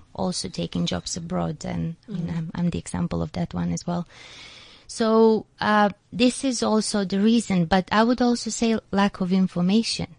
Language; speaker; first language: English; non-native, fluent; Macedonian